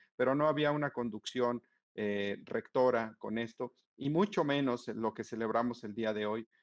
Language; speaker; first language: Spanish; native; Spanish